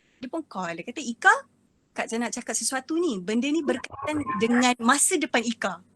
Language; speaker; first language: Malay; native; Malay